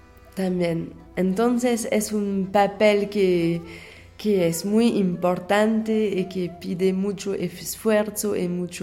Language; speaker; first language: Spanish; non-native, fluent; French